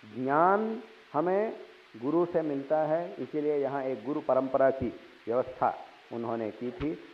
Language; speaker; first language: Hindi; non-native, local second language; Telugu